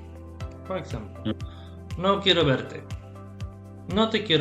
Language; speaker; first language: Spanish; non-native, fluent; English